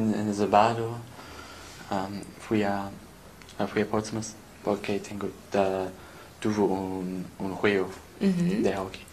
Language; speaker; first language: Spanish; non-native, learner; English